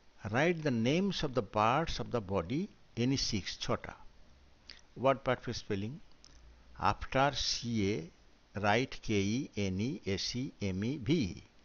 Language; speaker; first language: English; non-native, local second language; Bangla